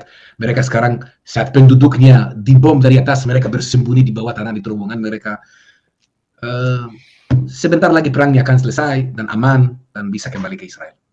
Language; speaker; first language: Indonesian; non-native, fluent; Hebrew